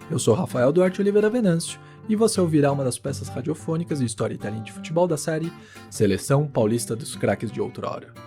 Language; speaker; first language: Portuguese; native; Portuguese